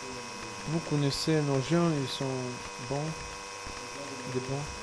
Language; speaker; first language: French; non-native, fluent; Bulgarian